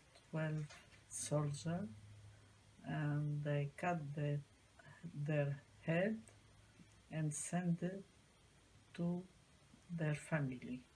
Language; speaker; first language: English; non-native, learner; Arabic